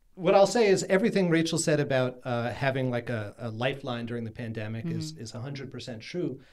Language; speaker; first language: English; native; English